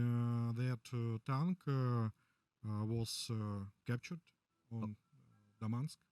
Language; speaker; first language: English; non-native, learner; Russian